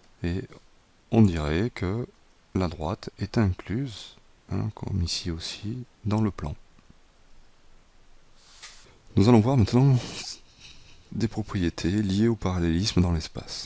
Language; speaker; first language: French; native; French